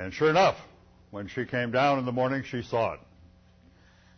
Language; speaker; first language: English; native; English